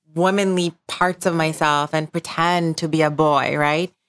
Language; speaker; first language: English; early bilingual, other home language; Bangla